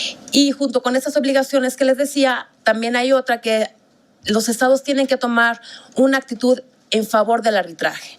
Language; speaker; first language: Spanish; native; Spanish